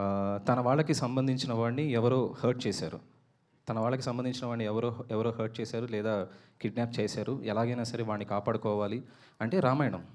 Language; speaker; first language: Telugu; native; Telugu